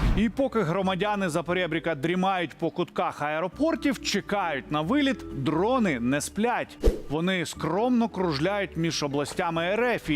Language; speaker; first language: Ukrainian; native; Ukrainian